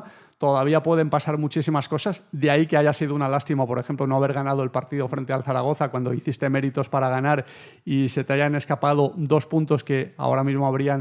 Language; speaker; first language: Spanish; native; Spanish